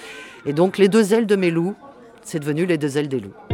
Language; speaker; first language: French; native; French